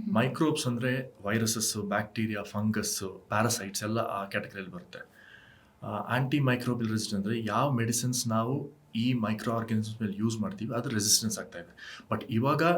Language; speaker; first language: Kannada; non-native, local second language; Kodava